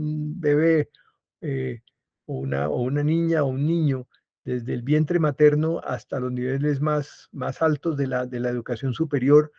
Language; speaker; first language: Spanish; native; Spanish